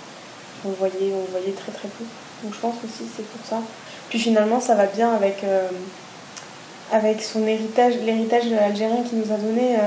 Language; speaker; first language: French; native; French